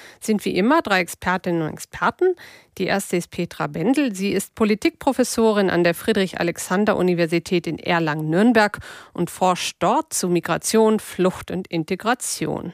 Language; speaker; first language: German; native; German